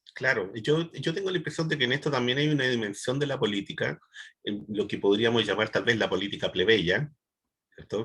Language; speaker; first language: Spanish; native; Spanish